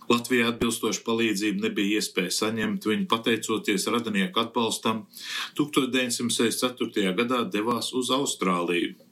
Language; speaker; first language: Latvian; early bilingual, heritage; Latvian